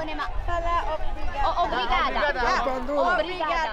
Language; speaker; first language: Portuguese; non-native, learner; Vietnamese